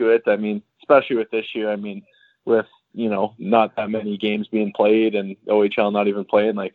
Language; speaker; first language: English; native; English